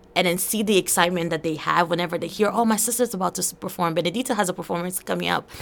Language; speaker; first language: English; early bilingual, other home language; Portuguese